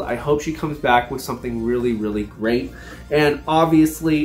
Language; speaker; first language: English; native; English